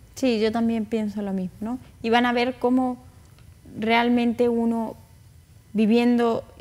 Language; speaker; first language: Spanish; native; Spanish